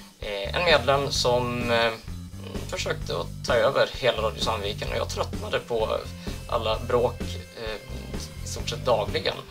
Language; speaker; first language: Swedish; native; Swedish